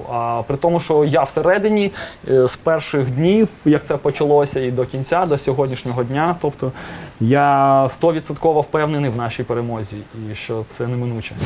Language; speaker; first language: Ukrainian; non-native, local second language; Russian